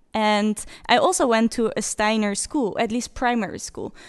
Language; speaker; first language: English; non-native, fluent; Dutch